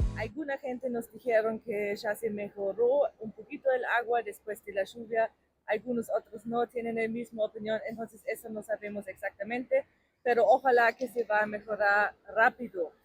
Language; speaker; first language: Spanish; non-native, fluent; German